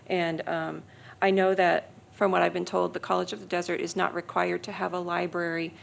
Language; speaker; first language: English; native; English